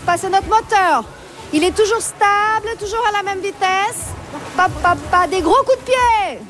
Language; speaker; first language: French; non-native, fluent; Portuguese